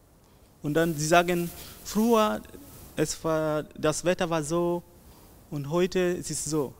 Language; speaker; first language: German; non-native, learner; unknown